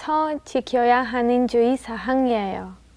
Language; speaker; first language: Korean; non-native, learner; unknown